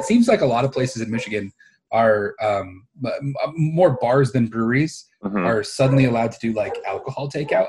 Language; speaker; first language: English; native; English